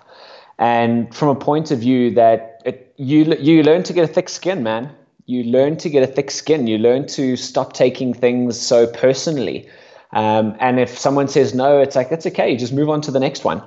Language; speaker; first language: English; native; English